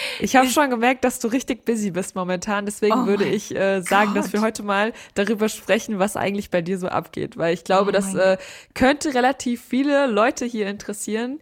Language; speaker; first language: German; native; German